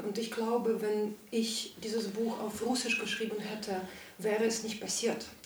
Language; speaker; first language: German; non-native, fluent; Russian